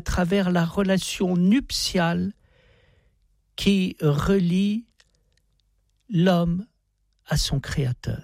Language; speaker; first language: French; native; French